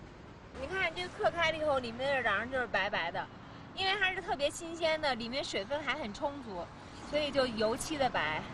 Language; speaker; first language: Chinese; native; Chinese